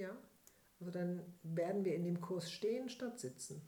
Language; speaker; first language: German; native; German